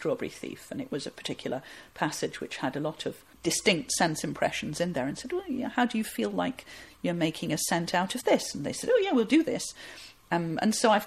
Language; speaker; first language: English; native; English